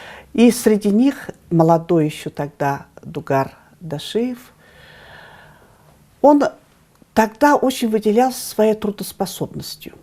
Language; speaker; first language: Russian; native; Russian